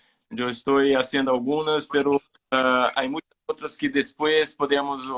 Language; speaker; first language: Spanish; non-native, fluent; Portuguese